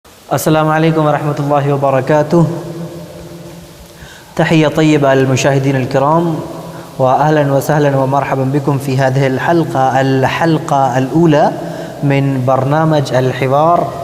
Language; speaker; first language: Arabic; non-native, fluent; Urdu